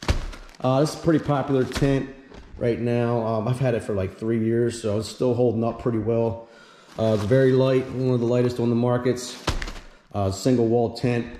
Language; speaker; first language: English; native; English